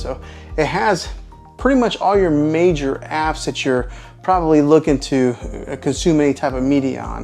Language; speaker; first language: English; native; English